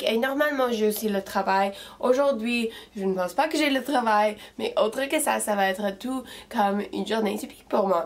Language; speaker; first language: French; non-native, fluent; English